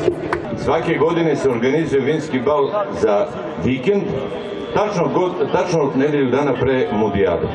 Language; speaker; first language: Bosnian; native; Bosnian